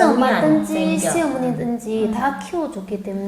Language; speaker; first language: Korean; non-native, learner; Chinese